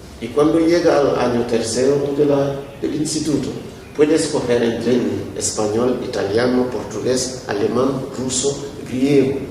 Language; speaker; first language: Spanish; non-native, fluent; Wolof